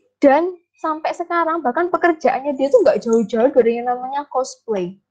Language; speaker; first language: Indonesian; native; Indonesian